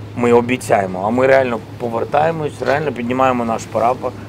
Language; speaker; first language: Ukrainian; non-native, local second language; Russian